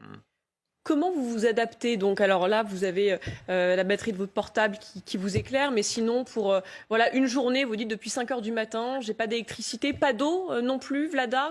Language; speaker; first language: French; native; French